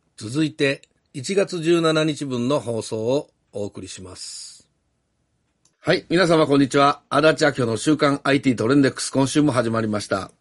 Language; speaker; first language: Japanese; native; Japanese